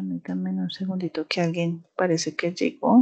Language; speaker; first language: Spanish; native; Spanish